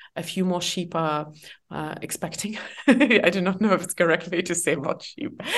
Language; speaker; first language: English; non-native, fluent; Estonian